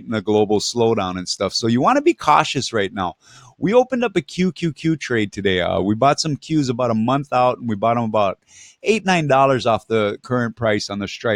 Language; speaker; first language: English; native; English